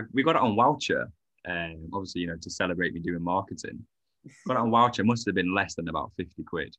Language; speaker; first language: English; native; English